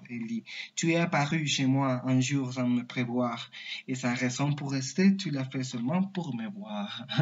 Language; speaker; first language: French; non-native, learner; Spanish